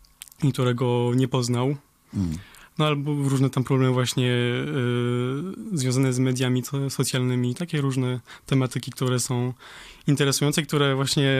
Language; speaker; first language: Polish; early bilingual, heritage; Polish